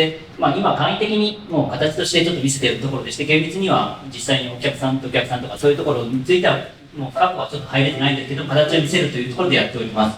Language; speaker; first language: Japanese; native; Japanese